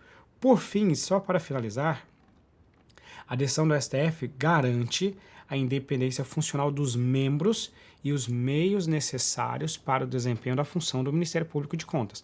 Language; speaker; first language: Portuguese; native; Portuguese